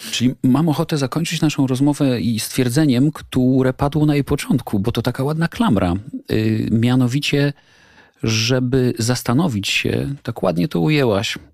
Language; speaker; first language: Polish; native; Polish